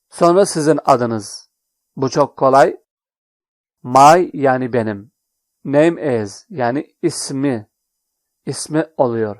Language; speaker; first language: Turkish; non-native, fluent; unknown